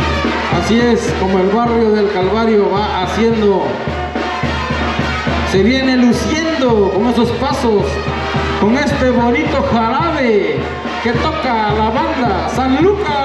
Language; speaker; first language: Spanish; native; Spanish